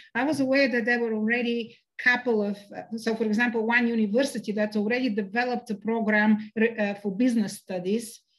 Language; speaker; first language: English; non-native, fluent; Bulgarian